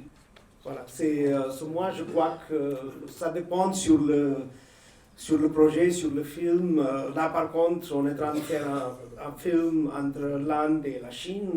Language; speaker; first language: French; non-native, fluent; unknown